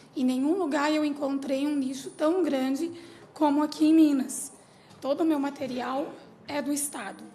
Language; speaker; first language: Portuguese; native; Portuguese